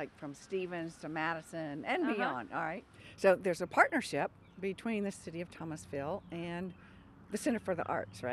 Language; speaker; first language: English; native; English